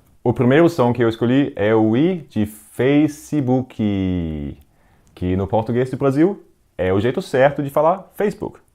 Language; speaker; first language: Portuguese; non-native, fluent; Danish